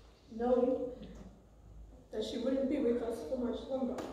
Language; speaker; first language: English; native; English